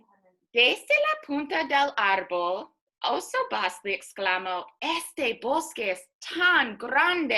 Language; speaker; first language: Spanish; non-native, fluent; English